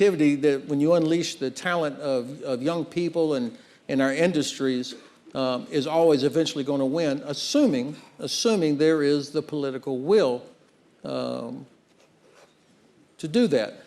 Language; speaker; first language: English; native; English